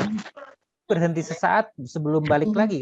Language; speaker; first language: Indonesian; native; Indonesian